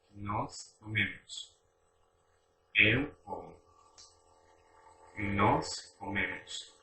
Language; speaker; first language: Portuguese; non-native, learner; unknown